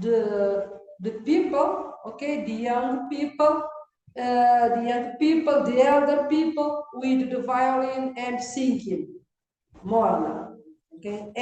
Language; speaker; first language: English; non-native, learner; Kabuverdianu